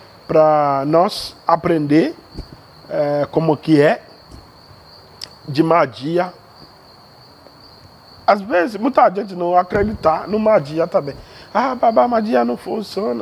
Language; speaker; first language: Portuguese; non-native, learner; Yoruba